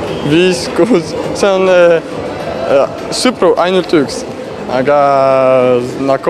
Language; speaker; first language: Estonian; non-native, local second language; Russian